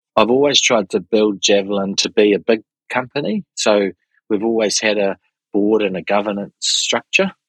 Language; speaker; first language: English; native; English